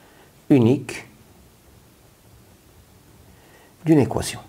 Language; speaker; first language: French; non-native, local second language; Arabic